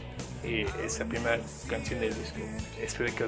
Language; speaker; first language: Spanish; non-native, fluent; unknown